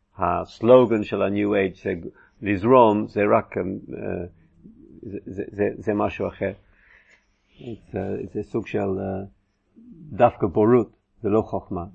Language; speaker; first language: Hebrew; non-native, fluent; English